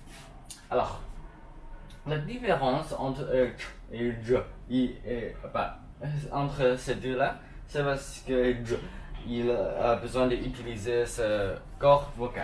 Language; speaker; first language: French; non-native, learner; Chinese